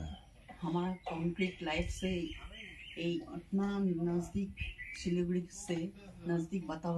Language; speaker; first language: Hindi; non-native, local second language; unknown